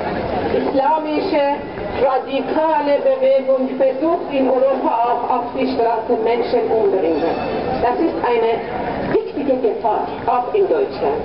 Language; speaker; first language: German; non-native, fluent; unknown